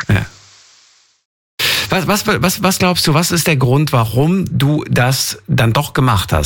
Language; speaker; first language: German; native; German